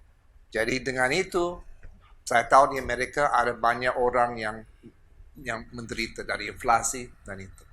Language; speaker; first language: Indonesian; non-native, fluent; English